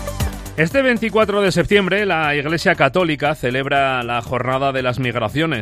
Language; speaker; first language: Spanish; native; Spanish